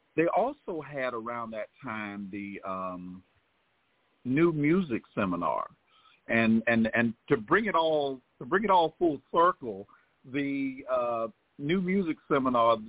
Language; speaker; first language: English; native; English